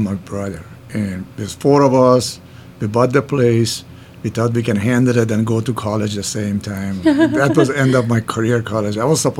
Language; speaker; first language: English; non-native, fluent; Persian